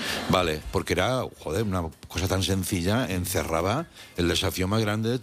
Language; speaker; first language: Spanish; native; Spanish